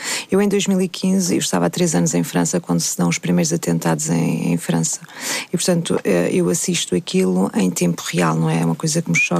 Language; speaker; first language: Portuguese; native; Portuguese